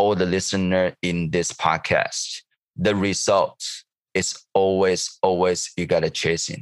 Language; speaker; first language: English; non-native, learner; Chinese